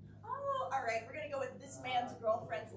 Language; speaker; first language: English; native; English